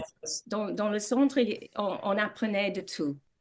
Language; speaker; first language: French; non-native, learner; English